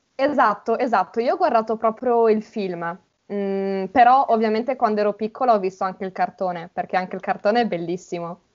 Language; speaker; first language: Italian; native; Italian